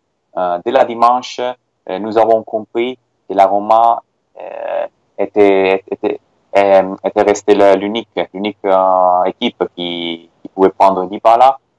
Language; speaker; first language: French; non-native, fluent; Italian